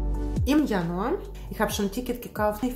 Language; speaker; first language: German; non-native, fluent; Russian